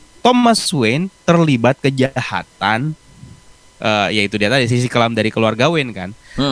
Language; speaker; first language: Indonesian; native; Indonesian